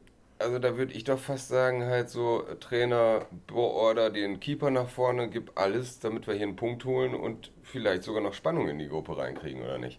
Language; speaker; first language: German; native; German